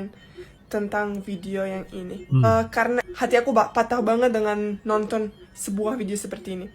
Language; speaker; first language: Indonesian; non-native, fluent; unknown